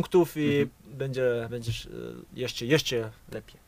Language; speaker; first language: Polish; non-native, fluent; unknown